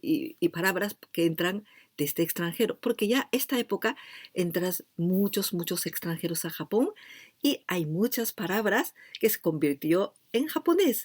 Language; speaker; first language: Spanish; non-native, fluent; Japanese